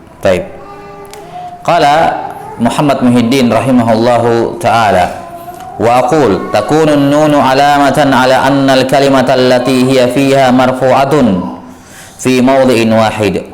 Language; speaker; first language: Arabic; non-native, fluent; Indonesian